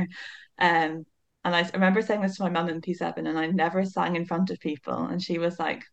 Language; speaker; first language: English; native; English